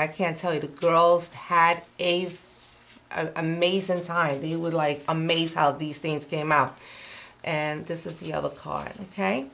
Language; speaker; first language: English; non-native, fluent; Spanish